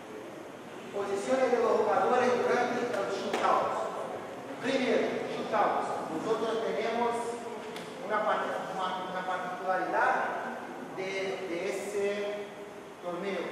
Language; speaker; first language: Spanish; non-native, fluent; Portuguese